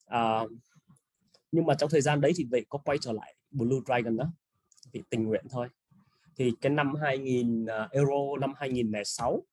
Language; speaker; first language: Vietnamese; native; Vietnamese